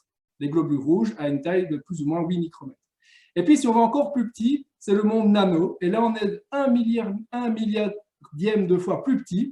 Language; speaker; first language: French; native; French